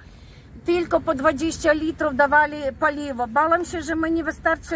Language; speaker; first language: Polish; non-native, fluent; Ukrainian